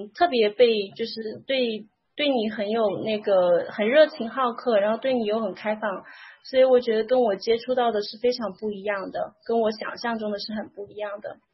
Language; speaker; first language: Chinese; native; Chinese